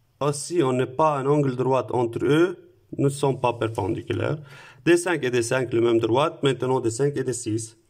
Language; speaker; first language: French; non-native, local second language; Arabic